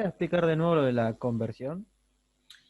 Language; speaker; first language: Spanish; native; Spanish